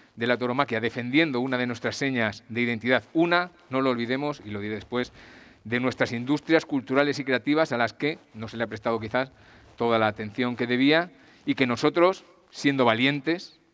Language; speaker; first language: Spanish; native; Spanish